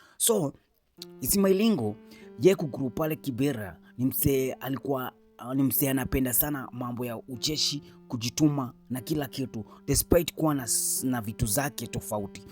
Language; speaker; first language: Swahili; native; Swahili